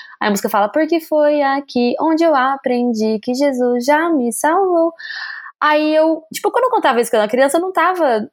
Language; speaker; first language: Portuguese; native; Portuguese